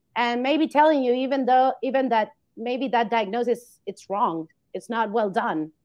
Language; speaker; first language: English; non-native, fluent; Spanish